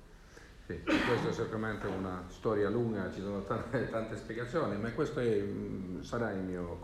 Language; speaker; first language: Italian; non-native, learner; Swedish